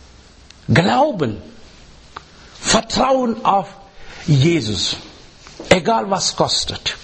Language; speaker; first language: German; non-native, learner; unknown